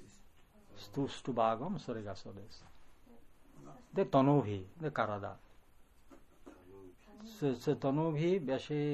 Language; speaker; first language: Japanese; non-native, fluent; Bangla